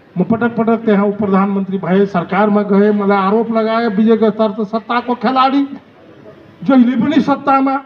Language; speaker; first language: Nepali; non-native, local second language; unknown